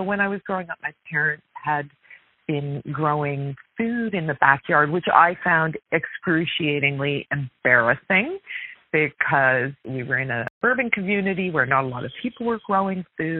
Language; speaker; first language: English; native; English